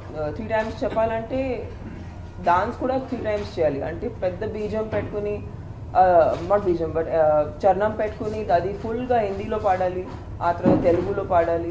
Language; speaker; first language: Telugu; non-native, fluent; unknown